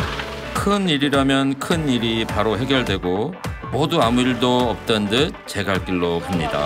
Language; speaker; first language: Korean; native; Korean